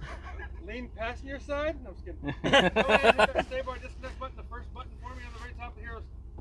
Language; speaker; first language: English; native; English